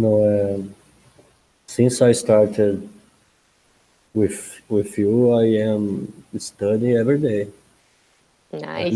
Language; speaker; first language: English; non-native, learner; Portuguese